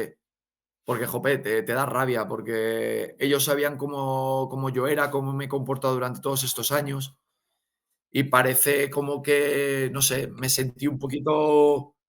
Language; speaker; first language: Spanish; native; Spanish